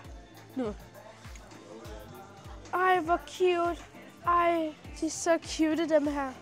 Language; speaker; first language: Danish; early bilingual, other home language; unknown